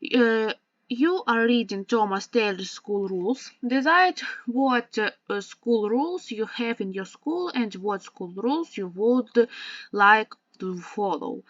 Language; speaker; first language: English; non-native, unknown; Ukrainian